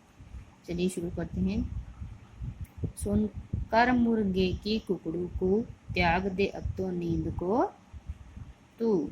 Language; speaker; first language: Hindi; native; Hindi